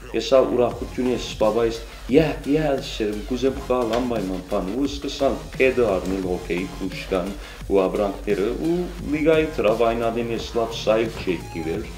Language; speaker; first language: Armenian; early bilingual, heritage; Armenian